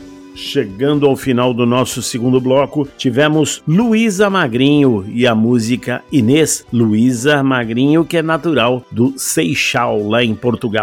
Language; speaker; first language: Portuguese; native; Portuguese